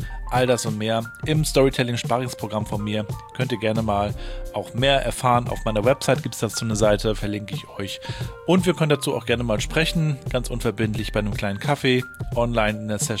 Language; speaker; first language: German; native; German